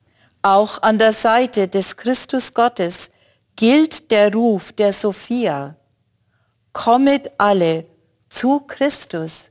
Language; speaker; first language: German; native; German